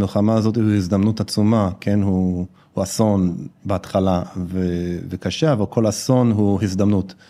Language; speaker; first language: Hebrew; non-native, fluent; English